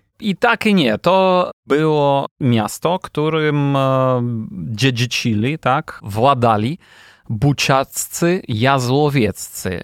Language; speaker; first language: Polish; non-native, fluent; Ukrainian